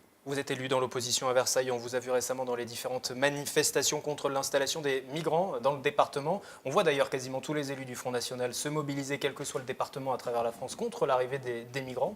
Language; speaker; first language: French; native; French